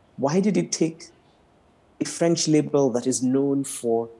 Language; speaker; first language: English; non-native, local second language; Igbo